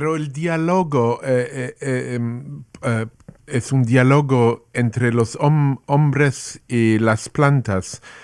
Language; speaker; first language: Spanish; non-native, learner; English